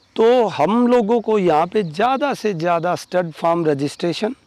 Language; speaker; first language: Hindi; native; Hindi